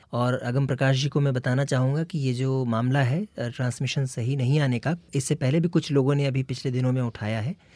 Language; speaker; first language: Hindi; native; Hindi